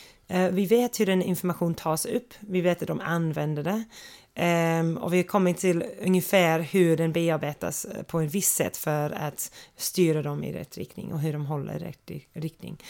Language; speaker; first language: Swedish; non-native, fluent; English